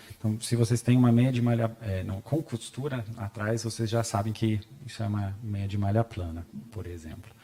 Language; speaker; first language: Portuguese; non-native, fluent; German